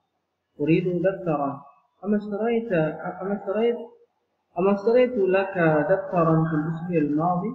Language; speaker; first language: Arabic; non-native, fluent; Indonesian